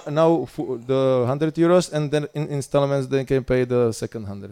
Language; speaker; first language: English; non-native, fluent; Czech